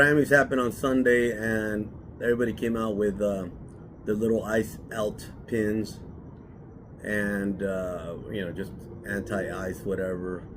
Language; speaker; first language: English; native; English